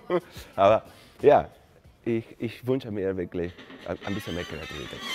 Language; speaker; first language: German; non-native, fluent; Spanish